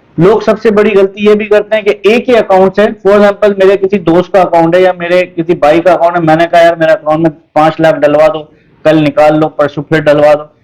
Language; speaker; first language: Urdu; native; Urdu